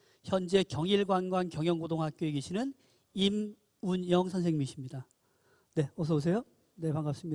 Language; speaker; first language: Korean; native; Korean